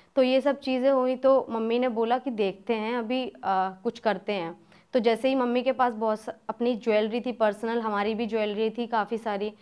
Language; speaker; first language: Hindi; native; Hindi